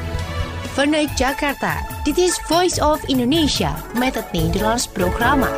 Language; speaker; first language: Dutch; non-native, fluent; Indonesian